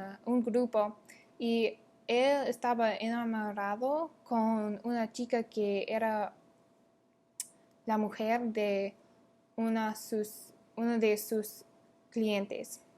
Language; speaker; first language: Spanish; non-native, learner; English